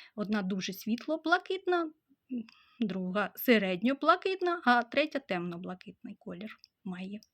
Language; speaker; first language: Ukrainian; non-native, local second language; Russian